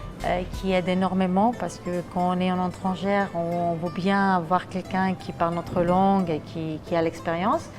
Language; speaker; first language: French; non-native, fluent; Greek